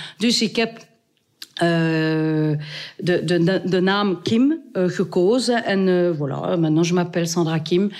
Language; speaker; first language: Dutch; non-native, local second language; French